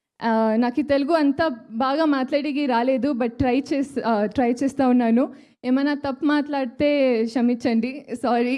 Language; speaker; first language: Telugu; non-native, learner; Kannada